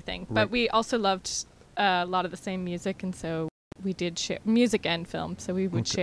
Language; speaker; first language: English; native; English